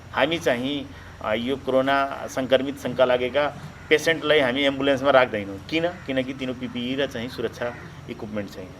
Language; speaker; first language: Nepali; non-native, local second language; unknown